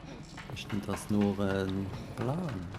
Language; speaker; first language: German; native; German